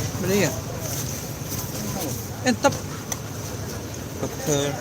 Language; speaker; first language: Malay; non-native, local second language; Madurese